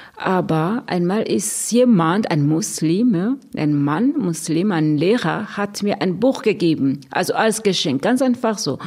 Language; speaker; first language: German; non-native, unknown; Rundi